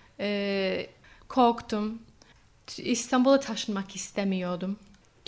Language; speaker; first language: Turkish; non-native, learner; English